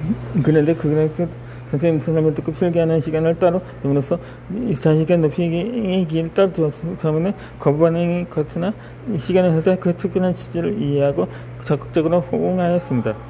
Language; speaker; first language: Korean; native; Korean